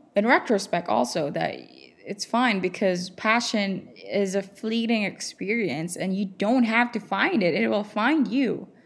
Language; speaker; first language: English; non-native, local second language; Filipino